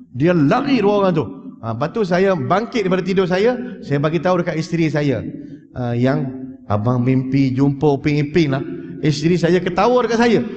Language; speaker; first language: Malay; early bilingual, heritage; Malay